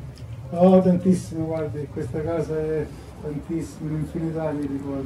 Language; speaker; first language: Italian; native; Italian